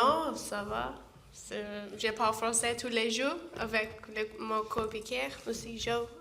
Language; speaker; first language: French; non-native, learner; English